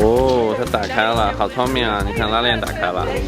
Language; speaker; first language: Chinese; native; Chinese